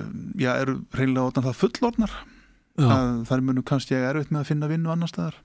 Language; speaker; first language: Icelandic; native; Icelandic